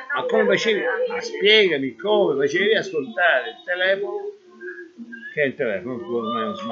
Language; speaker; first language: Italian; native; Italian